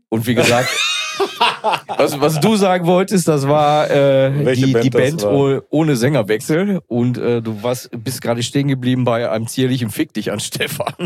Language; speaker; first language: German; native; German